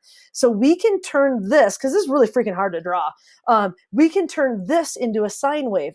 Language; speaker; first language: English; native; English